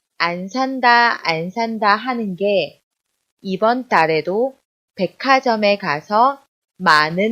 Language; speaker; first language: Korean; non-native, fluent; Chinese